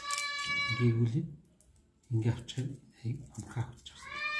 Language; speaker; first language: Mongolian; native; Mongolian